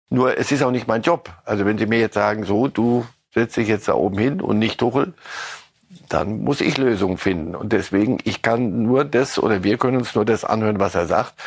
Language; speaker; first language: German; native; German